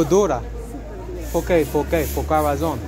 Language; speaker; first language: Spanish; non-native, learner; English